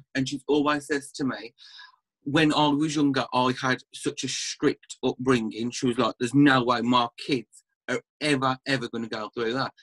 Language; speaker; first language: English; native; English